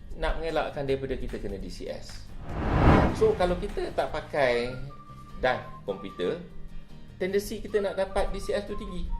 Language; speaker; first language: Malay; native; Malay